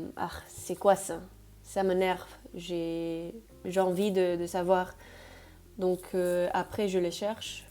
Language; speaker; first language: French; non-native, fluent; Spanish